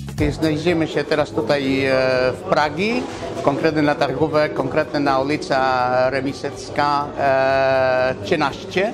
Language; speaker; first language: Polish; non-native, fluent; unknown